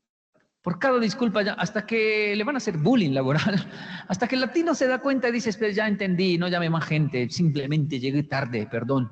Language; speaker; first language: Spanish; native; Spanish